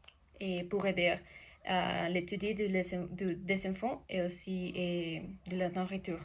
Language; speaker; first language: French; non-native, learner; Spanish